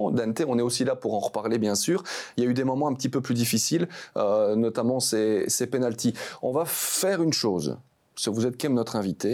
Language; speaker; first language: French; native; French